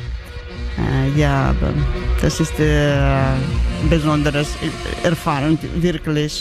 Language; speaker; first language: German; non-native, learner; Georgian